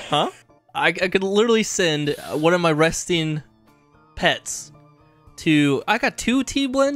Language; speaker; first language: English; native; English